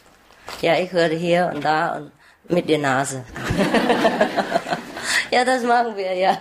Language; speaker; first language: German; non-native, learner; Vietnamese